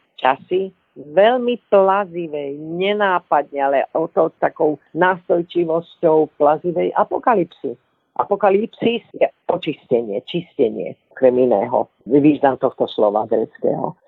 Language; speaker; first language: Slovak; early bilingual, other home language; Bulgarian